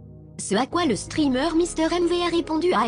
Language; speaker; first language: French; native; French